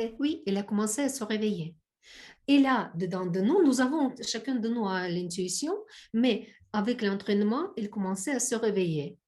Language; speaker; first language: French; non-native, learner; Russian